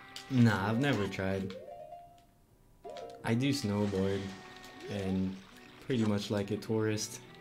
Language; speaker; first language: English; non-native, fluent; French